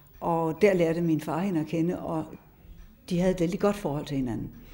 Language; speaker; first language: Danish; native; Danish